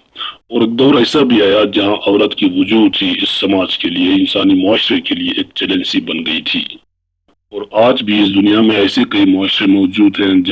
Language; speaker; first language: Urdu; non-native, local second language; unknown